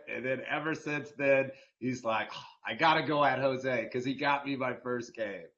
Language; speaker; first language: English; native; English